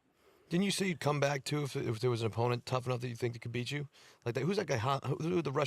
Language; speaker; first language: English; native; English